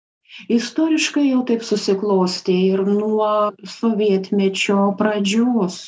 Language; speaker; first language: Lithuanian; native; Lithuanian